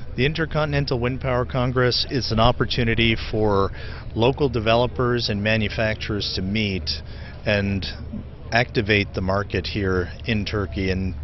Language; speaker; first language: English; native; English